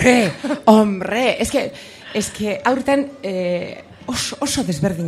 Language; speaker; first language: Basque; non-native, local second language; Spanish